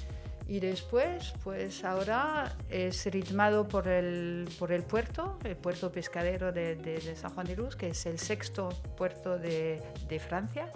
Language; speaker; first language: Spanish; non-native, fluent; French